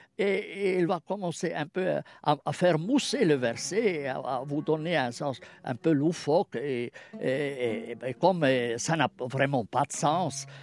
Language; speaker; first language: French; non-native, fluent; Arabic